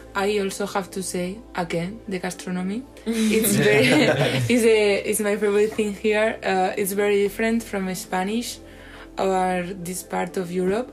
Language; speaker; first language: English; non-native, fluent; Spanish